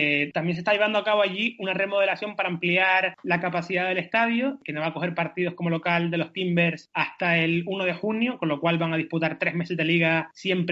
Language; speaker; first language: Spanish; native; Spanish